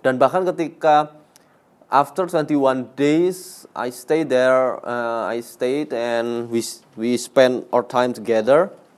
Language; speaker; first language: English; non-native, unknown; Indonesian